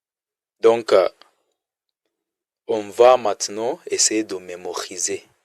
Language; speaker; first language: French; non-native, fluent; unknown